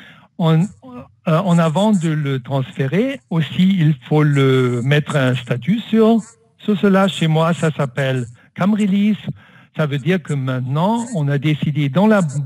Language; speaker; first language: French; non-native, fluent; German